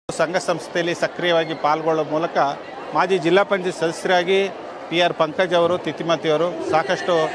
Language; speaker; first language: Kannada; non-native, local second language; Kodava